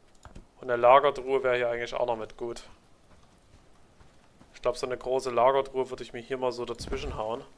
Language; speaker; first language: German; native; German